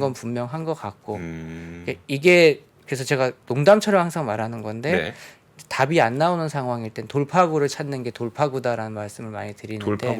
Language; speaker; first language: Korean; native; Korean